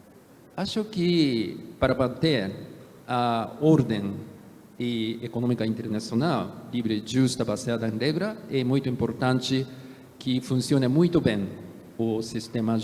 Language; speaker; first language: Portuguese; non-native, fluent; Japanese